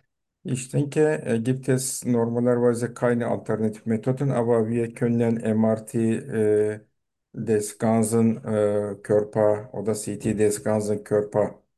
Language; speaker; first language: German; non-native, fluent; Turkish